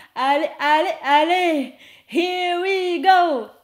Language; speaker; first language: French; non-native, fluent; Vietnamese